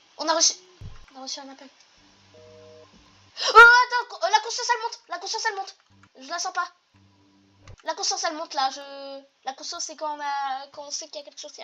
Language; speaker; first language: French; native; French